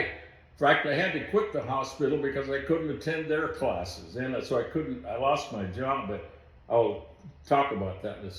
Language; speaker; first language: English; native; English